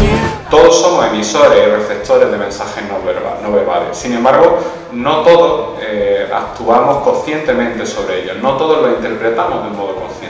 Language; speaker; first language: Spanish; native; Spanish